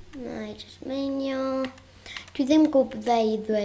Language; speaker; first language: Welsh; non-native, local second language; English